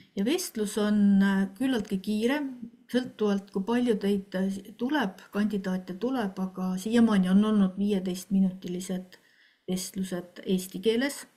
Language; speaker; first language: Estonian; native; Estonian